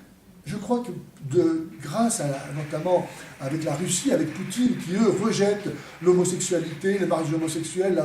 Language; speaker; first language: French; native; French